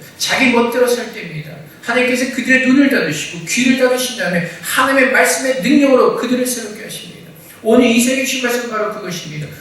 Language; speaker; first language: Korean; native; Korean